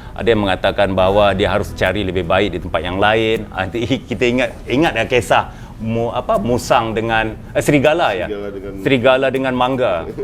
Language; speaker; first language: Malay; native; Malay